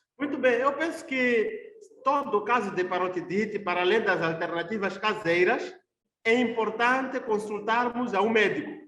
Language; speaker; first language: Portuguese; non-native, local second language; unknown